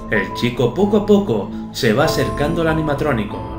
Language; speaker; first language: Spanish; native; Spanish